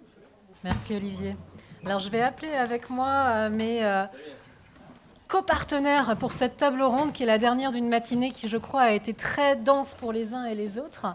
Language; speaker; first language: French; native; French